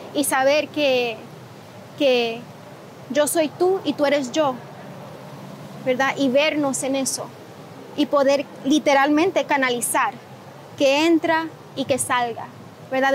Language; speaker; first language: Spanish; early bilingual, heritage; Spanish